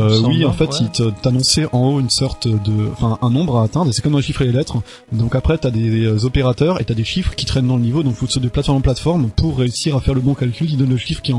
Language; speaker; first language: French; native; French